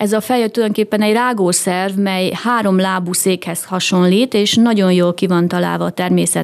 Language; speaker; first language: Hungarian; native; Hungarian